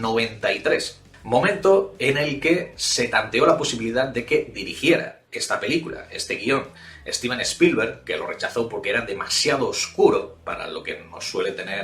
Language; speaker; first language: Spanish; native; Spanish